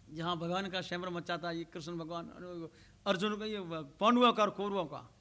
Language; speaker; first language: Hindi; non-native, local second language; Rajasthani